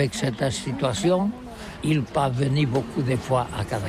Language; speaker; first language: French; non-native, learner; Catalan